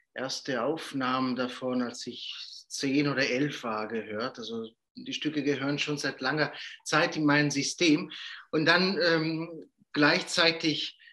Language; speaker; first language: German; non-native, local second language; Italian